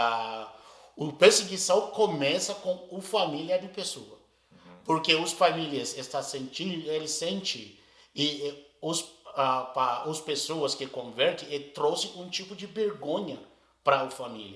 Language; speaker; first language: Portuguese; non-native, learner; Arabic